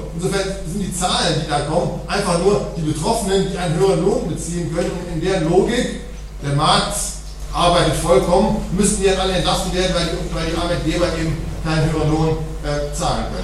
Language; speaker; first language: German; native; German